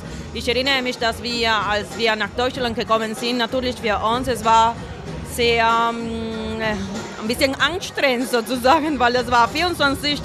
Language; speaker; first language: German; non-native, fluent; Spanish